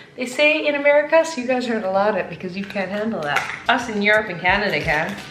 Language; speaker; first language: English; native; English